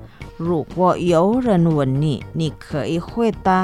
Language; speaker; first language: Chinese; non-native, learner; Indonesian